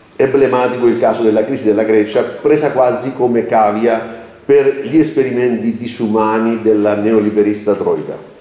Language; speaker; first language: Italian; non-native, fluent; Greek